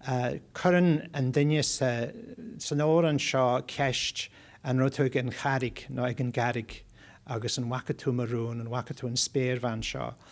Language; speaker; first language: Irish; non-native, fluent; English